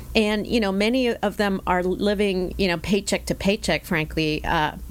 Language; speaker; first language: English; early bilingual, other home language; Spanish